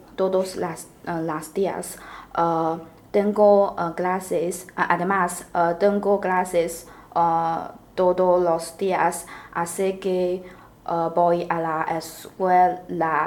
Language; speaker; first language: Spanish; non-native, learner; Chinese